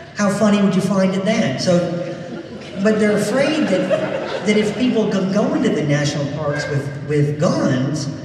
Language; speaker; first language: English; native; English